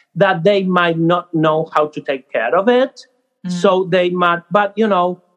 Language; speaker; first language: English; non-native, fluent; Spanish